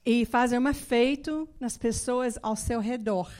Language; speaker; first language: Portuguese; non-native, fluent; English